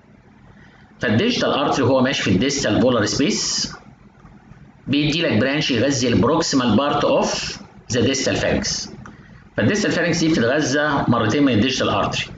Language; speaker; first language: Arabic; native; Arabic